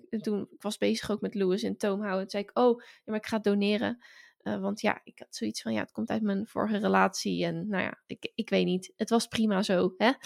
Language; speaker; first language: Dutch; native; Dutch